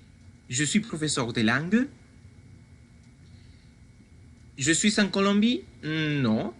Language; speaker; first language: French; non-native, fluent; Spanish